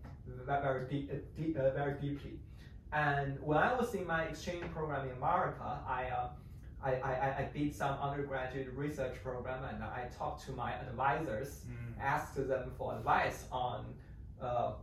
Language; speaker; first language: English; non-native, fluent; Chinese